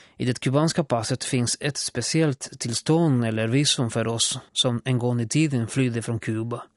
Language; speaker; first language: Swedish; non-native, fluent; Spanish